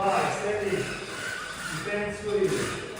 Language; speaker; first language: Italian; non-native, fluent; Korean